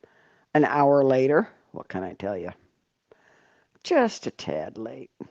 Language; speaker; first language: English; native; English